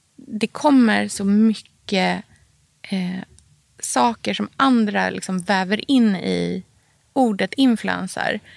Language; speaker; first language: Swedish; native; Swedish